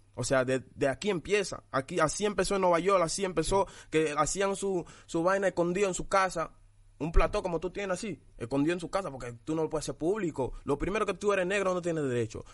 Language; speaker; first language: Spanish; early bilingual, other home language; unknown